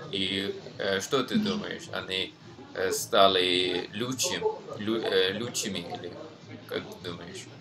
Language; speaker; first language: Russian; non-native, learner; Norwegian